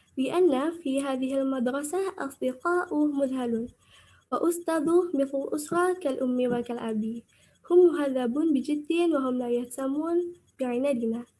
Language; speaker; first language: Arabic; non-native, learner; Indonesian